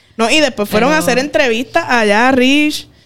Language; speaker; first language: Spanish; native; Spanish